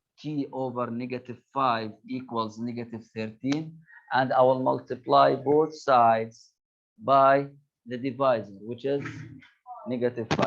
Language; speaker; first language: English; non-native, local second language; Arabic